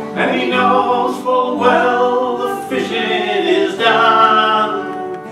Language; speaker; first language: English; native; English